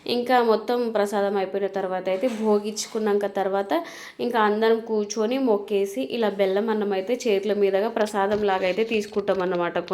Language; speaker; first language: Telugu; non-native, local second language; Lambadi